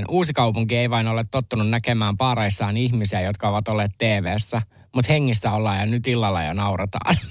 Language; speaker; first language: Finnish; native; Finnish